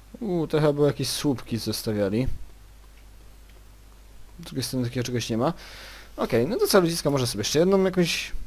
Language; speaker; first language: Polish; native; Polish